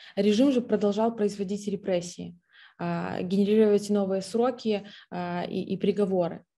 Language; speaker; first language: Russian; native; Russian